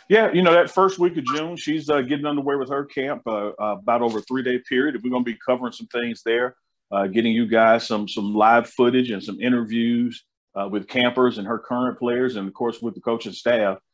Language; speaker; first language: English; native; English